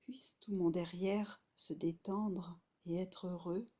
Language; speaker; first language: French; native; French